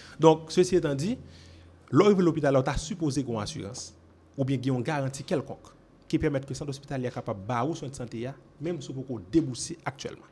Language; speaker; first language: French; non-native, local second language; Haitian Creole